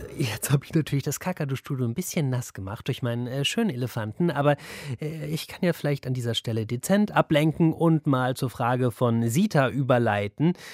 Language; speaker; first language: German; native; German